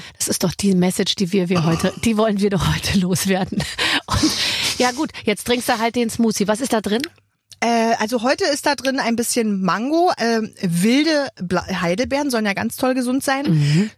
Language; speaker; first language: German; native; German